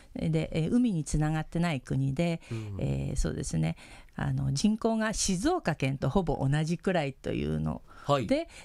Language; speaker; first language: Japanese; early bilingual, heritage; Spanish